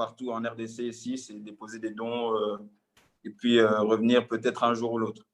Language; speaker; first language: French; non-native, local second language; Lingala